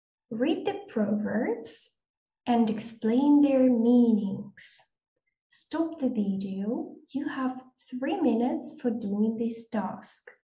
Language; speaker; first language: English; non-native, fluent; Russian